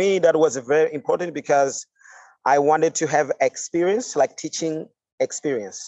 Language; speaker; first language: English; non-native, fluent; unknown